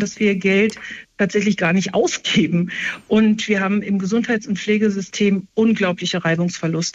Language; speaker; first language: German; native; German